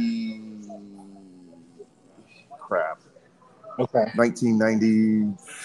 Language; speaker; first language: English; native; English